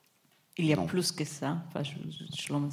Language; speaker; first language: French; non-native, fluent; Hebrew